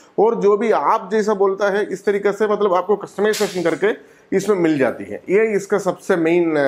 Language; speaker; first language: Hindi; non-native, local second language; Malayalam